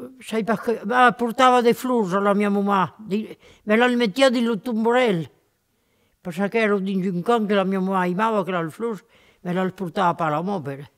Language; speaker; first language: Occitan; native; Occitan